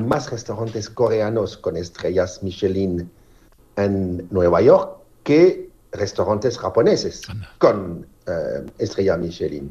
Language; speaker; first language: Spanish; non-native, learner; French